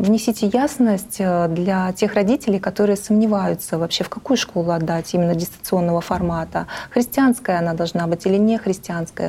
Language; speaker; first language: Russian; native; Russian